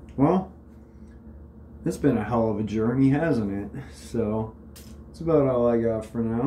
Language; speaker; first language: English; native; English